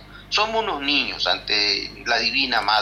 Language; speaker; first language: Spanish; non-native, local second language; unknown